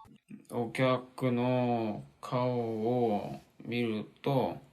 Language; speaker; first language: Japanese; non-native, learner; Korean